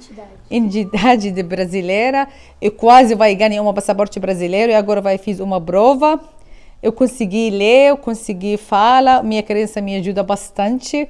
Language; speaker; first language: Portuguese; non-native, learner; Arabic